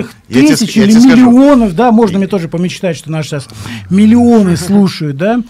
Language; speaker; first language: Russian; native; Russian